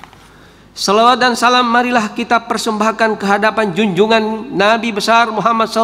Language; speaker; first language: Indonesian; native; Indonesian